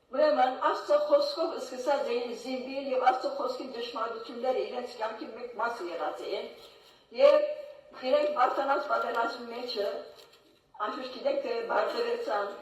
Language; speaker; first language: Armenian; native; Armenian